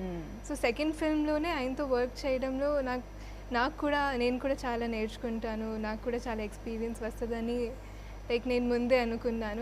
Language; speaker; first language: Telugu; non-native, fluent; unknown